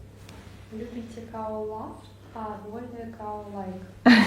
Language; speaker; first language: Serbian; non-native, learner; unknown